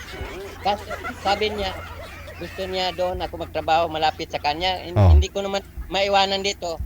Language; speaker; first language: Filipino; non-native, local second language; Cebuano